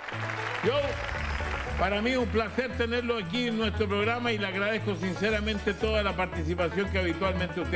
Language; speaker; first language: Spanish; native; Spanish